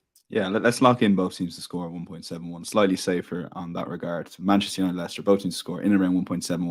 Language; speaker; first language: English; native; English